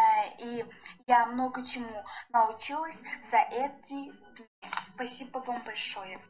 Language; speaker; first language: Russian; non-native, learner; Kazakh